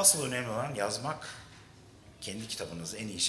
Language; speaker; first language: Turkish; native; Turkish